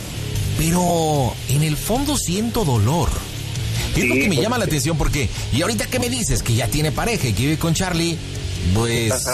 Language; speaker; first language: Spanish; native; Spanish